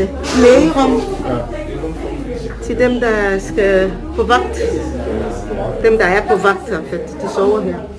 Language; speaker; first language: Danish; non-native, fluent; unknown